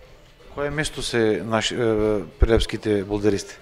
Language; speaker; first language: Macedonian; native; Macedonian